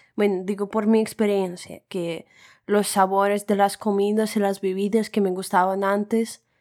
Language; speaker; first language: Spanish; non-native, fluent; Russian